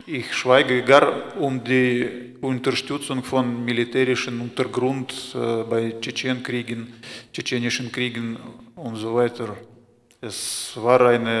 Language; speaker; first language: German; non-native, fluent; Russian